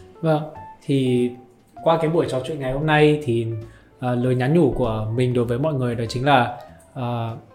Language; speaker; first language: Vietnamese; native; Vietnamese